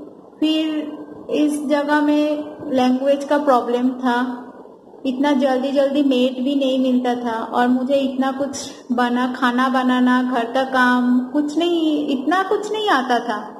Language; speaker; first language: Hindi; non-native, fluent; Bangla